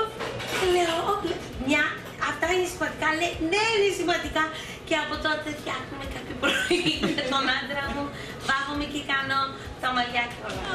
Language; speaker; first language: Greek; early bilingual, heritage; Greek